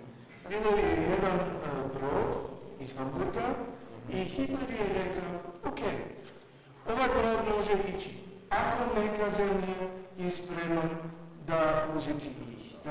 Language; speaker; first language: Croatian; non-native, learner; English